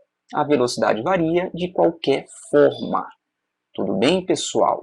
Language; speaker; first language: Portuguese; native; Portuguese